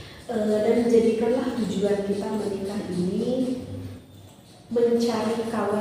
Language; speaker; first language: Indonesian; native; Indonesian